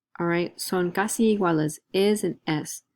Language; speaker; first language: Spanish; non-native, learner; English